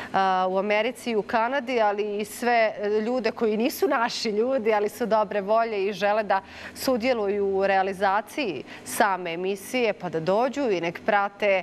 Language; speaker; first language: Bosnian; native; Bosnian